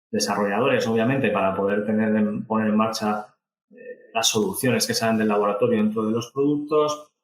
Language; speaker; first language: Spanish; native; Spanish